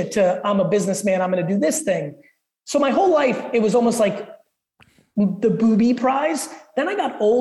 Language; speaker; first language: English; early bilingual, other home language; Russian